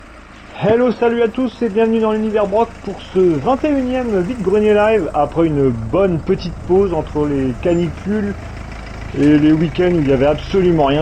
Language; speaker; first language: French; native; French